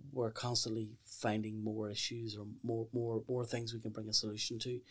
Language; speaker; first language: English; native; English